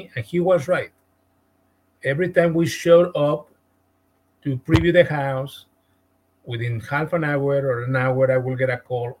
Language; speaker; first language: English; non-native, fluent; Spanish